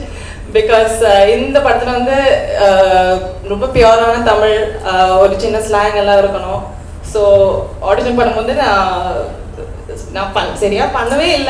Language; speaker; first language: Tamil; non-native, fluent; Malayalam